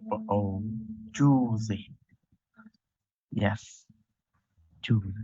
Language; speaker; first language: English; non-native, learner; Vietnamese